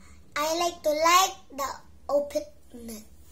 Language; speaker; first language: English; early bilingual, heritage; English